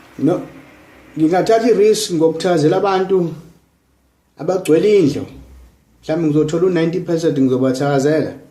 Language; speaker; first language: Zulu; non-native, local second language; English